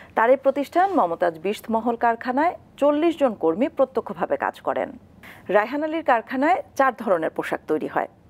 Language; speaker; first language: Bangla; native; Bangla